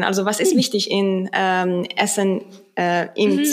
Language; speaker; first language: German; non-native, fluent; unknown